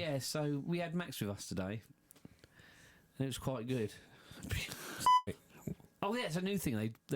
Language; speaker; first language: English; native; English